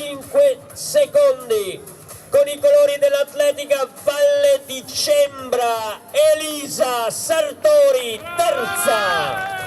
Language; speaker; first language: Italian; native; Italian